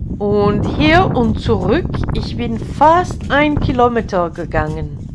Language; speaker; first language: German; non-native, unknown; Hungarian